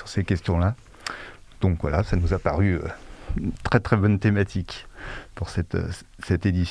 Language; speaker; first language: French; native; French